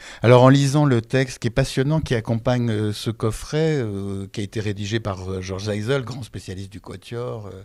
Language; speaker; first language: French; native; French